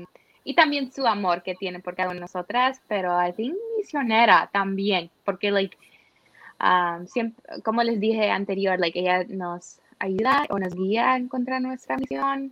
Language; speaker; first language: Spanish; early bilingual, heritage; Spanish